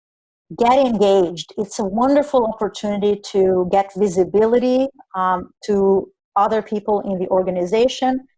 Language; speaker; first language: English; non-native, fluent; Spanish